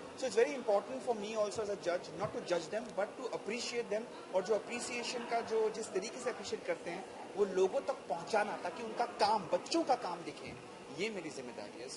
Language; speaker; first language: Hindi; native; Hindi